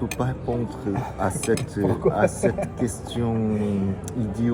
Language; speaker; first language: French; non-native, fluent; Korean